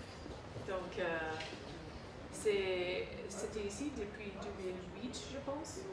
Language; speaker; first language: French; non-native, fluent; English